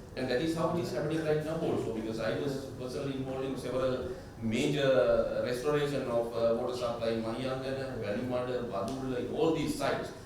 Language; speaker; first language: English; non-native, local second language; Sinhala